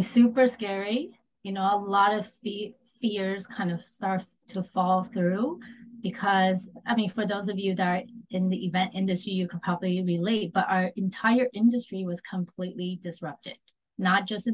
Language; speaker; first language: English; early bilingual, other home language; Chinese